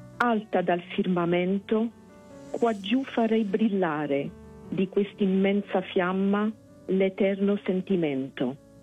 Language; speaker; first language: Italian; early bilingual, other home language; French